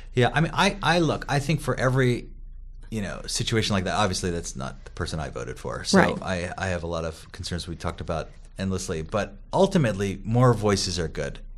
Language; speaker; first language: English; native; English